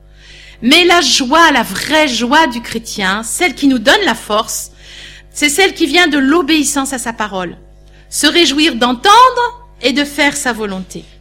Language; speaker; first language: French; native; French